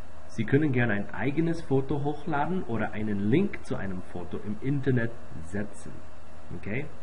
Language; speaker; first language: German; non-native, fluent; English